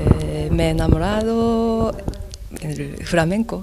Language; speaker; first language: Spanish; non-native, learner; Japanese